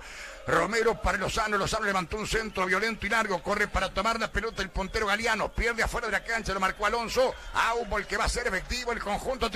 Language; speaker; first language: Spanish; native; Spanish